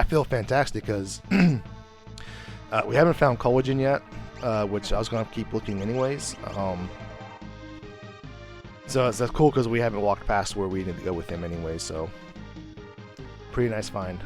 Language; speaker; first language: English; native; English